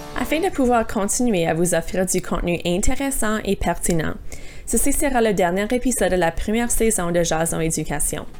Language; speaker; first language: French; native; French